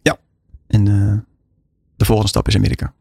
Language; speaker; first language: Dutch; native; Dutch